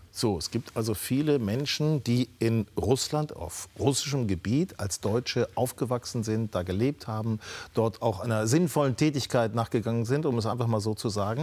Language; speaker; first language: German; native; German